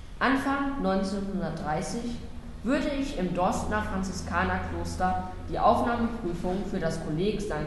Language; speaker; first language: German; native; German